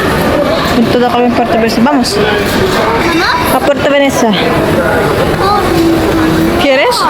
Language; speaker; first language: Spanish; non-native, fluent; Filipino